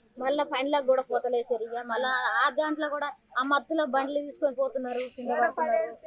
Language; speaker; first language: Telugu; native; Telugu